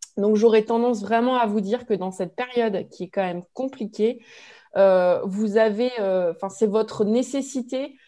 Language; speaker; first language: French; native; French